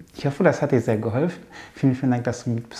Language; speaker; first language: German; native; German